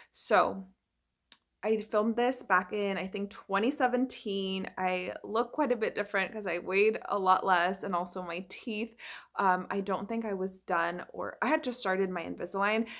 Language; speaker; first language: English; early bilingual, other home language; Spanish